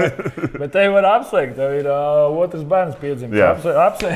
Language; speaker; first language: Latvian; native; Latvian